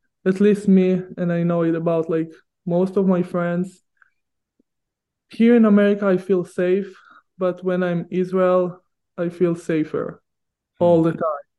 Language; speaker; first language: English; non-native, fluent; Hebrew